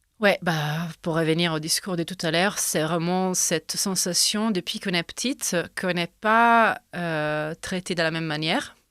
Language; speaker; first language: French; non-native, fluent; Italian